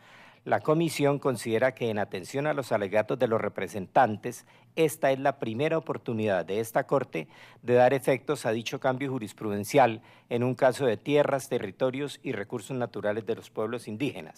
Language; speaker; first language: Spanish; native; Spanish